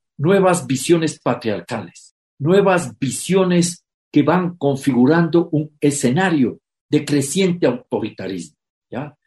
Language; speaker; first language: Spanish; native; Spanish